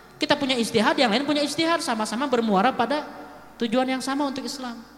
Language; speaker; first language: Indonesian; native; Indonesian